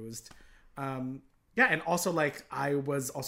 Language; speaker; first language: English; non-native, local second language; Filipino